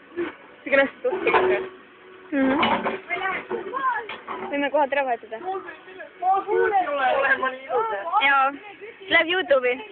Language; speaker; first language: Estonian; native; Estonian